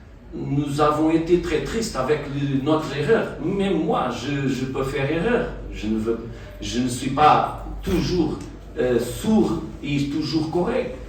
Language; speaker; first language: French; non-native, fluent; Portuguese